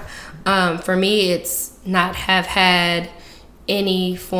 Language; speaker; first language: English; native; English